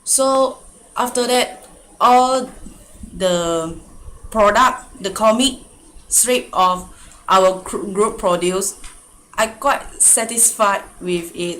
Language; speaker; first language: English; non-native, local second language; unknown